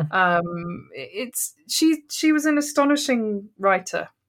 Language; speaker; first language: English; native; English